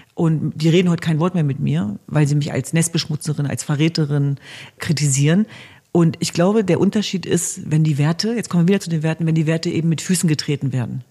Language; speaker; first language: German; early bilingual, other home language; Kurdish